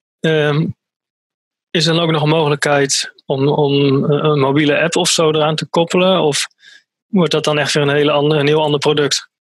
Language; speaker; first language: Dutch; native; Dutch